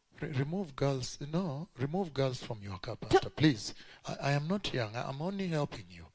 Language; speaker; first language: English; non-native, local second language; Luo (Kenya and Tanzania)